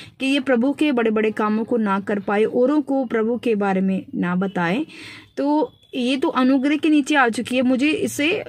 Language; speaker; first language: Hindi; non-native, local second language; Punjabi